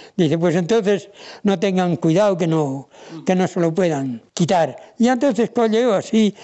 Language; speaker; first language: Spanish; non-native, local second language; Galician